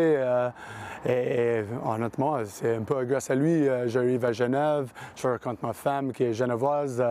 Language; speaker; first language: French; non-native, learner; English